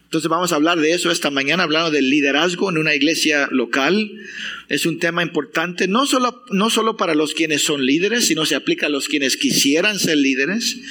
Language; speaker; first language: Spanish; non-native, fluent; English